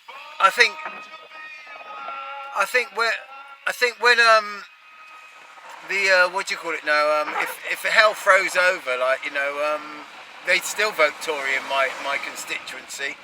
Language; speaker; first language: English; native; English